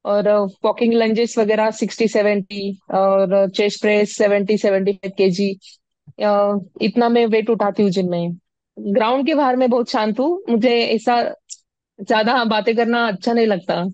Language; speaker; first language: Hindi; non-native, local second language; Marathi